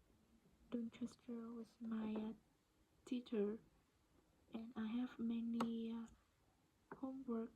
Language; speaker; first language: English; non-native, learner; Vietnamese